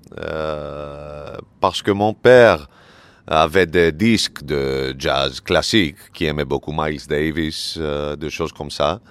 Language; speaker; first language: French; non-native, learner; Greek